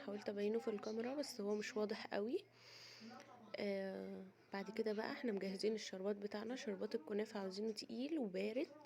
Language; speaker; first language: Arabic; native; Arabic